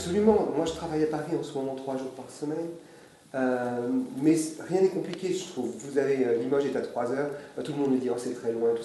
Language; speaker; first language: French; native; French